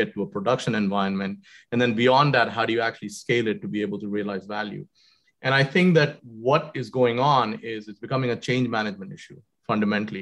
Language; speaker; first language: English; non-native, local second language; Hindi